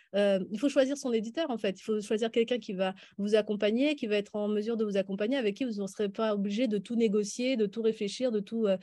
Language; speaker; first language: French; native; French